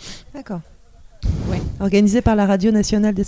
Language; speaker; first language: French; native; French